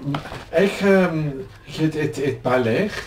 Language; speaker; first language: Hebrew; non-native, learner; English